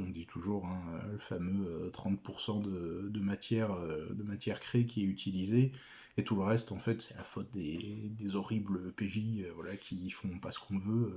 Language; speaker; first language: French; native; French